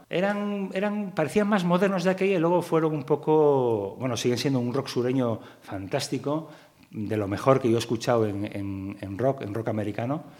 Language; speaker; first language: Spanish; native; Spanish